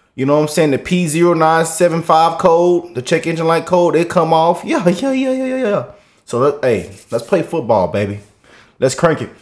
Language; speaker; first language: English; native; English